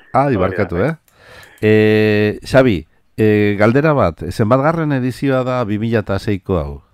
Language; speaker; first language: Basque; native; Basque